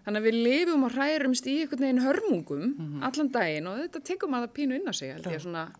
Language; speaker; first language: Icelandic; native; Icelandic